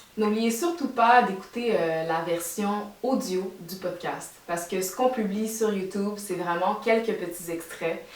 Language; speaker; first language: French; native; French